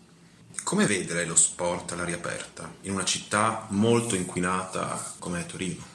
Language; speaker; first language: Italian; native; Italian